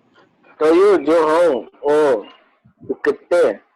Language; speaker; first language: Japanese; non-native, learner; Hindi